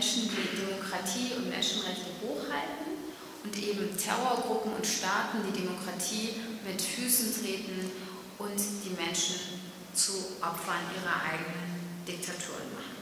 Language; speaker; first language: German; early bilingual, other home language; Turkish